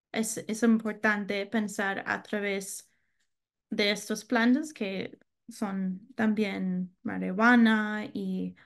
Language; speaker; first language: Spanish; non-native, learner; English